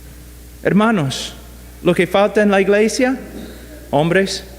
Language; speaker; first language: Spanish; non-native, fluent; English